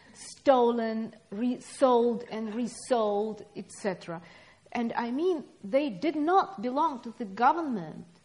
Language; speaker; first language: English; non-native, fluent; Russian